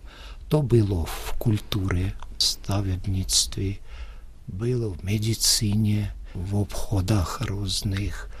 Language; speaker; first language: Czech; early bilingual, heritage; Russian